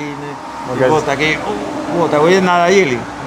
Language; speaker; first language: Russian; non-native, learner; Spanish